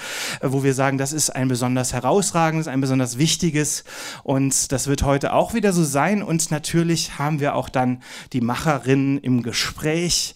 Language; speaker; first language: German; native; German